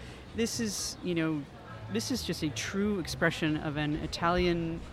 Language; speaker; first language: English; native; English